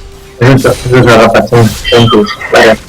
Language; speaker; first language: Basque; non-native, local second language; Spanish